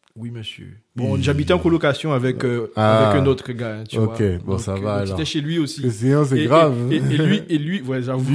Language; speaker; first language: French; early bilingual, other home language; Haitian Creole